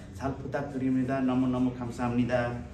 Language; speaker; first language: Korean; non-native, learner; Nepali